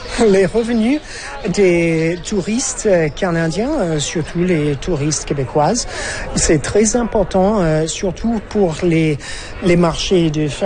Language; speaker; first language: French; non-native, fluent; English